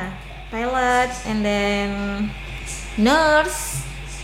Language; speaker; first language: English; non-native, learner; Indonesian